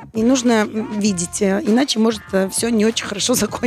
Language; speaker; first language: Russian; native; Russian